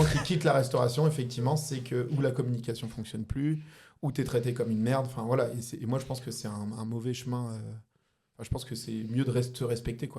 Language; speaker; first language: French; native; French